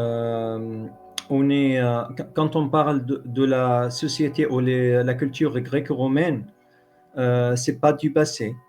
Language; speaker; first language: French; non-native, fluent; Arabic